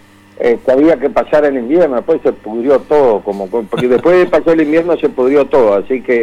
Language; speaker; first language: Spanish; native; Spanish